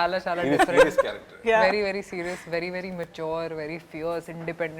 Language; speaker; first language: Telugu; non-native, learner; Hindi